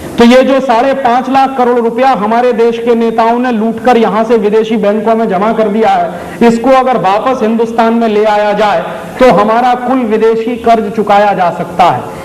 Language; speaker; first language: Hindi; native; Hindi